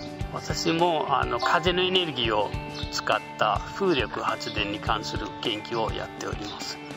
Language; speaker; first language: Japanese; non-native, fluent; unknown